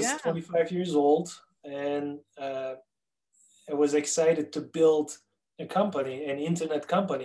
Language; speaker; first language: English; non-native, fluent; Turkish